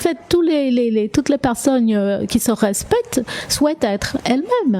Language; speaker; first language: French; native; French